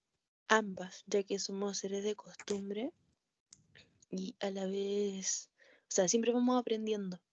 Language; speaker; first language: Spanish; native; Spanish